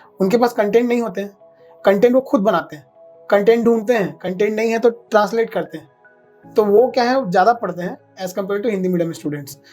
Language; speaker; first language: Hindi; native; Hindi